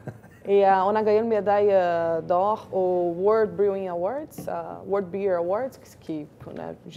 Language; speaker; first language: French; non-native, fluent; Portuguese